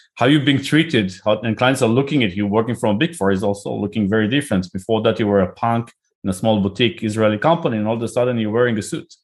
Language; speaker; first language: English; non-native, fluent; Hebrew